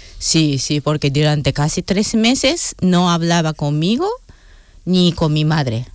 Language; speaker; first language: Spanish; non-native, fluent; Japanese